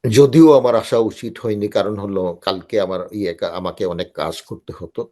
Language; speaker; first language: Bangla; non-native, local second language; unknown